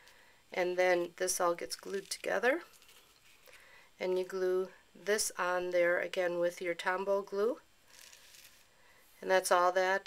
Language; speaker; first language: English; native; English